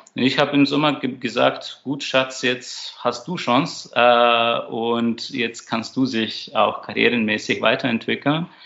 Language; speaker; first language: German; non-native, fluent; Slovak